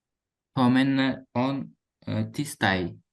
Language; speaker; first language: Finnish; non-native, learner; Uzbek